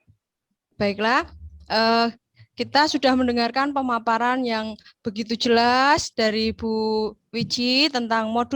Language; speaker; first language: Indonesian; native; Indonesian